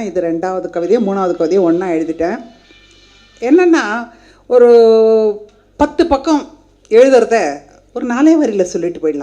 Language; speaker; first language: Tamil; native; Tamil